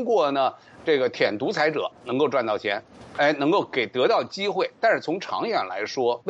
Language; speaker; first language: Chinese; native; Chinese